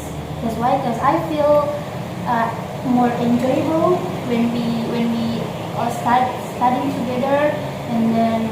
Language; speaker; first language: English; non-native, fluent; Indonesian